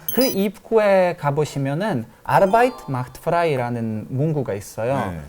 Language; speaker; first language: Korean; non-native, fluent; Polish